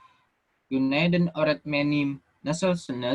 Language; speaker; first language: Turkish; non-native, fluent; Indonesian